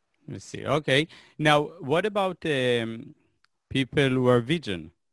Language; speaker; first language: English; non-native, fluent; Hebrew